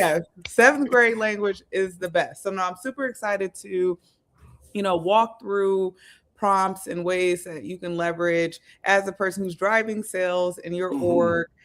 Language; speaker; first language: English; native; English